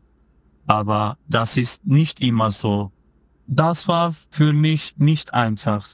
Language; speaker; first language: German; non-native, fluent; Turkish